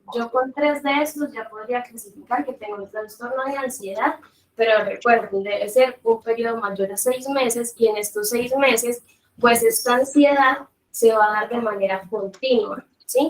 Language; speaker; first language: Spanish; native; Spanish